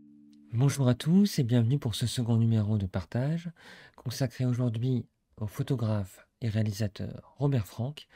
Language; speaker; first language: French; native; French